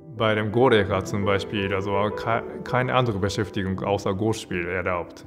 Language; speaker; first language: German; non-native, fluent; Japanese